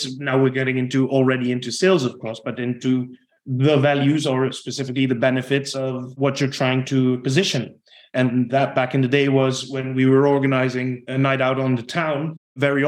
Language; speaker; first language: English; non-native, fluent; Dutch